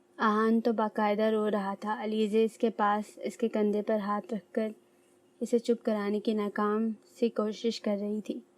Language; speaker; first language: Urdu; native; Urdu